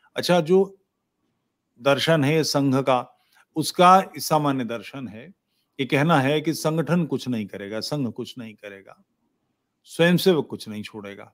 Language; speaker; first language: Hindi; native; Hindi